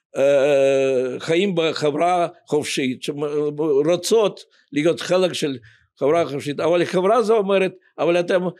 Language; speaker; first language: Hebrew; non-native, fluent; Ukrainian